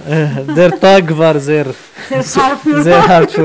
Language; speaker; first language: German; non-native, learner; Arabic